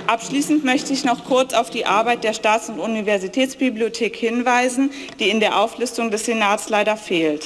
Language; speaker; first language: German; native; German